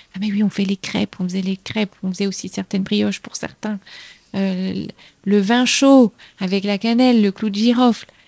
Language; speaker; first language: French; native; French